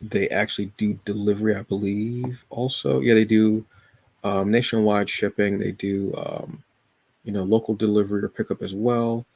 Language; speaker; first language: English; native; English